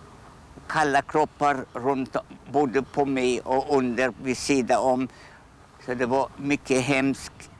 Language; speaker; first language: Swedish; non-native, fluent; Polish